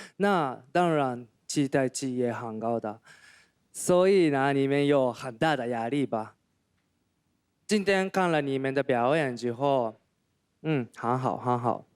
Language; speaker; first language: Chinese; non-native, learner; Japanese